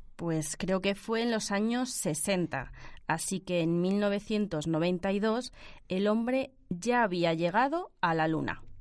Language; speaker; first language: Spanish; native; Spanish